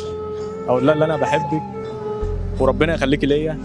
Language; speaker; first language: Arabic; native; Arabic